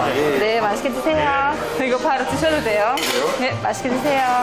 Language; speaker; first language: Korean; non-native, fluent; Persian